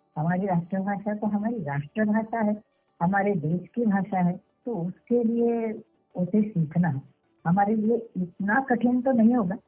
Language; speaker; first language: Hindi; non-native, local second language; Marathi